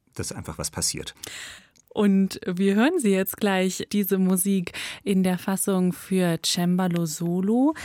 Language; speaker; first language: German; native; German